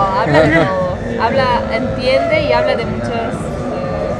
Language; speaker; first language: Spanish; non-native, fluent; Polish